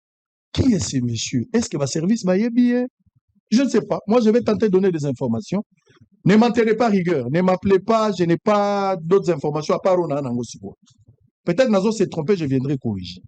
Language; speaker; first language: French; non-native, local second language; Lingala